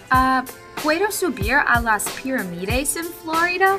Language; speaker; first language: Spanish; non-native, learner; English